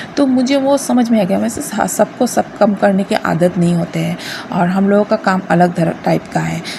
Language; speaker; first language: Hindi; non-native, local second language; Bangla